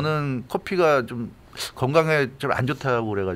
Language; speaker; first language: Korean; native; Korean